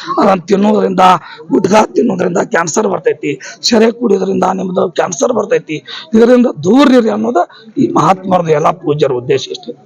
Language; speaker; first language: Kannada; non-native, local second language; Lambadi